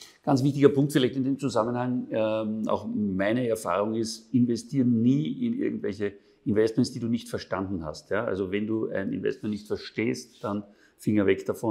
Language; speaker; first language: German; native; German